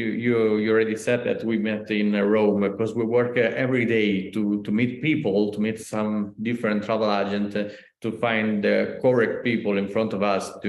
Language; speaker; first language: English; non-native, learner; Italian